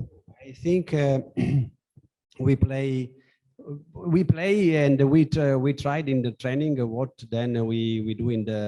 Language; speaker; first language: English; non-native, learner; Italian